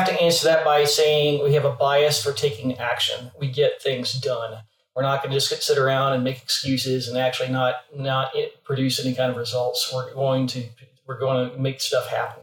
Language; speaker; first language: English; native; English